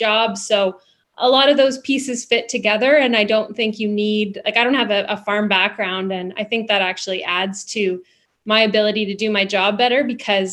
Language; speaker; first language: English; native; English